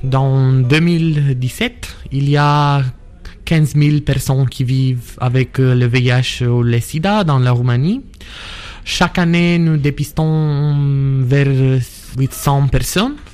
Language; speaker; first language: French; non-native, learner; Romanian